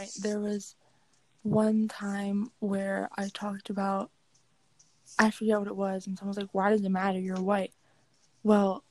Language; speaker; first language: English; native; English